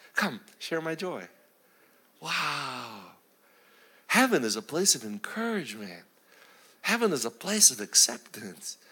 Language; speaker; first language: English; native; English